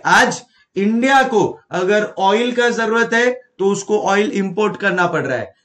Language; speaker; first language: Hindi; native; Hindi